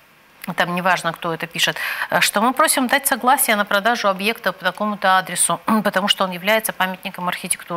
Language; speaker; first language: Russian; native; Russian